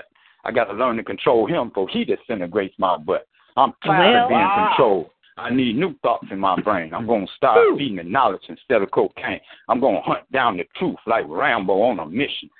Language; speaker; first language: English; native; English